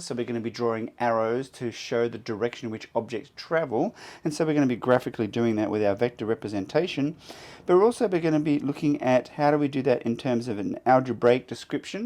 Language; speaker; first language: English; native; English